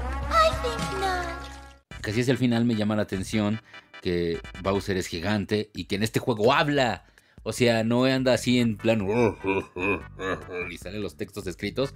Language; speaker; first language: Spanish; native; Spanish